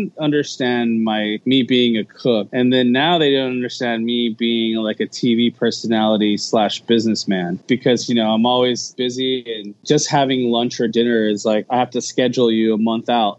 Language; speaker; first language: English; early bilingual, other home language; Filipino